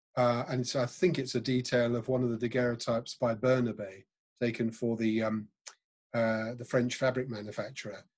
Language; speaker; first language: English; native; English